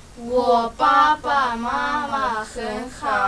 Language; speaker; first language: Chinese; non-native, learner; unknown